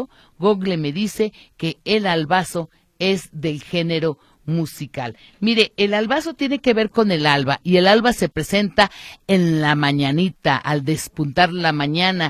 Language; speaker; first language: Spanish; native; Spanish